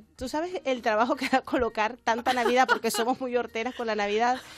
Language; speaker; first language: Spanish; native; Spanish